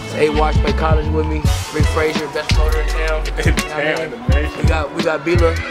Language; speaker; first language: English; native; English